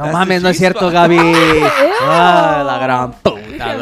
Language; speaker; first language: Spanish; early bilingual, heritage; Spanish